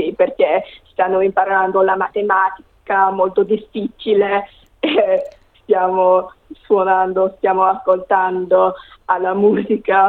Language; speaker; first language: Italian; non-native, learner; English